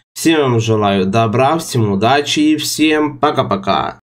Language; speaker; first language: Russian; native; Russian